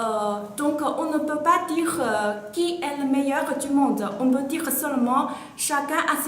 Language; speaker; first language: French; non-native, learner; Chinese